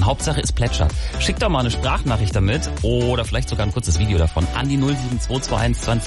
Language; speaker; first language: German; native; German